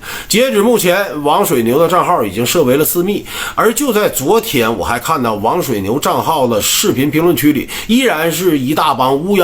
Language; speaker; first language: Chinese; native; Chinese